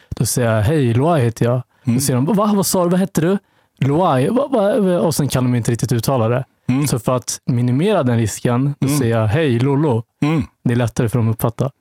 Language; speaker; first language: Swedish; native; Swedish